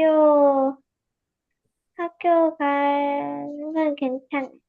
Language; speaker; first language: Korean; early bilingual, heritage; Korean